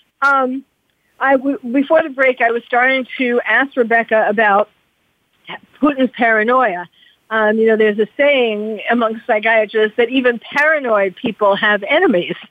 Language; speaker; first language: English; native; English